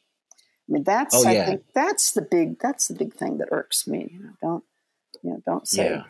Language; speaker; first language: English; native; English